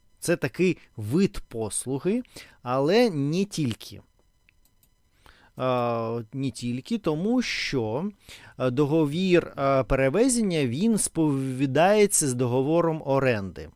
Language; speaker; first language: Ukrainian; non-native, local second language; Russian